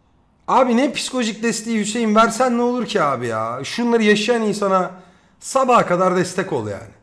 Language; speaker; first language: Turkish; native; Turkish